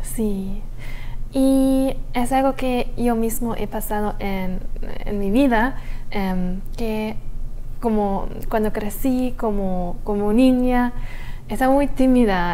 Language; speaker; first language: Spanish; non-native, fluent; German